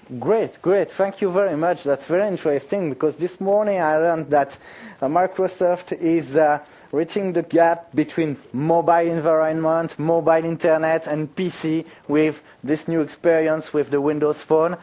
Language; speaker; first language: English; non-native, fluent; French